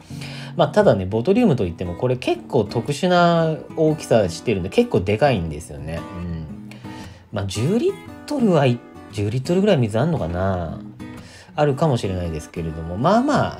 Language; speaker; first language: Japanese; native; Japanese